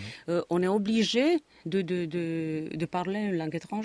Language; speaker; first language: French; non-native, fluent; Romanian